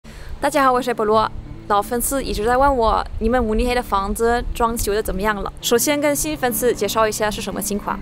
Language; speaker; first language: Chinese; early bilingual, heritage; Chinese